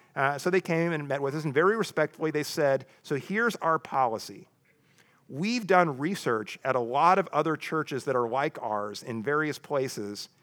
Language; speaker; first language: English; native; English